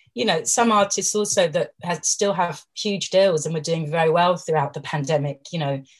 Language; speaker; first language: English; native; English